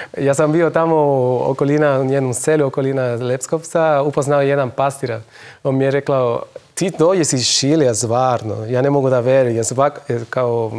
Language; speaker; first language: Serbian; non-native, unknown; Spanish